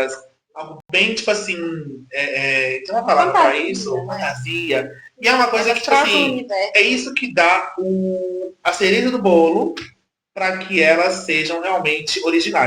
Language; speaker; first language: Portuguese; native; Portuguese